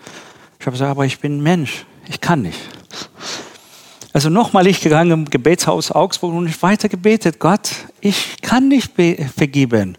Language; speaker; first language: German; non-native, learner; Persian